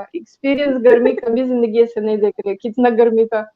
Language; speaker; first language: Hindi; non-native, learner; Greek